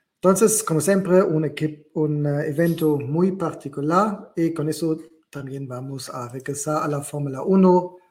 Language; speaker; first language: Spanish; non-native, learner; German